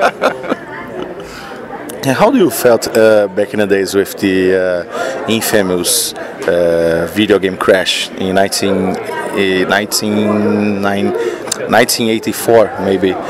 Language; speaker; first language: English; non-native, fluent; Portuguese